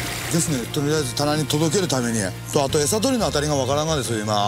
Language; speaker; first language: Japanese; native; Japanese